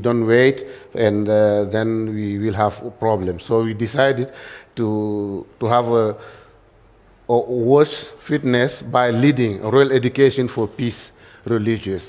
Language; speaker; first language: English; non-native, learner; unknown